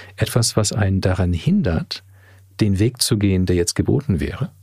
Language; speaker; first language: German; early bilingual, heritage; English